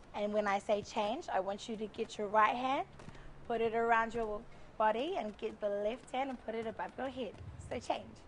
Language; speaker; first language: English; native; English